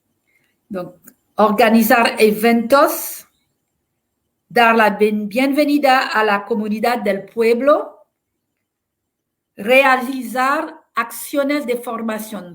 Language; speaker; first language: Spanish; non-native, fluent; French